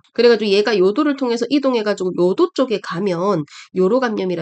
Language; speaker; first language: Korean; native; Korean